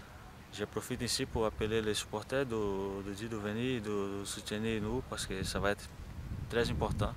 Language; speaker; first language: French; non-native, fluent; Portuguese